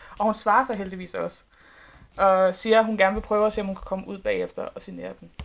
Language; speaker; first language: Danish; native; Danish